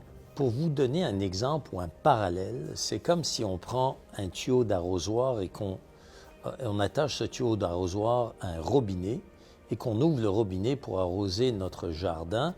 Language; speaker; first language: French; native; French